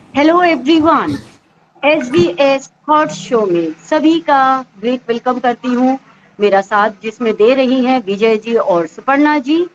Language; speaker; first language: Hindi; native; Hindi